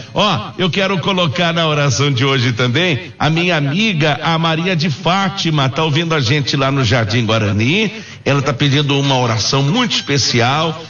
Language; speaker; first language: Portuguese; native; Portuguese